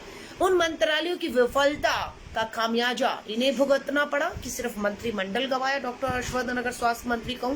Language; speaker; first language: Hindi; native; Hindi